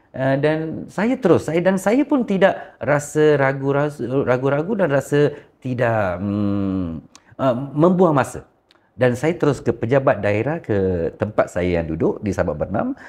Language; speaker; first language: Malay; non-native, local second language; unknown